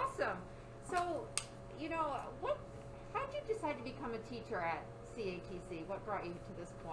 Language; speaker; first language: English; native; English